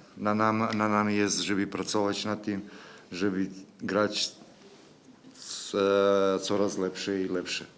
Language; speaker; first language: Polish; non-native, learner; Serbian